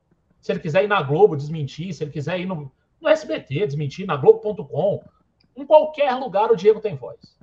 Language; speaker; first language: Portuguese; native; Portuguese